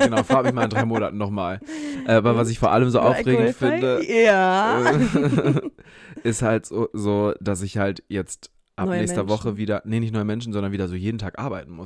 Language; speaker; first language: German; native; German